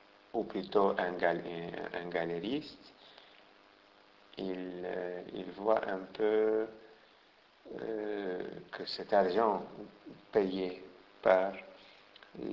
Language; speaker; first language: French; non-native, local second language; Arabic